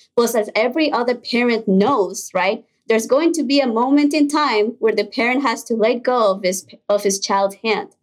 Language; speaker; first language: English; early bilingual, other home language; Spanish